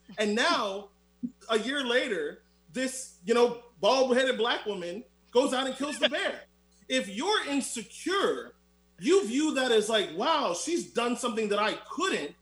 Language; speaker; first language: English; native; English